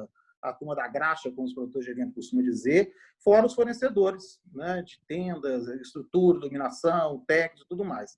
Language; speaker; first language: Portuguese; native; Portuguese